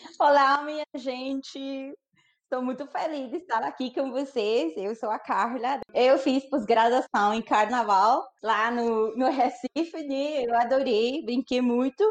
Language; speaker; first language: Portuguese; non-native, fluent; Spanish